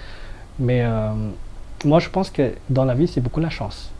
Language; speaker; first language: French; non-native, fluent; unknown